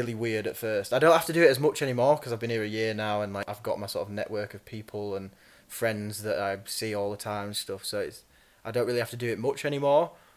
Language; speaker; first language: English; native; English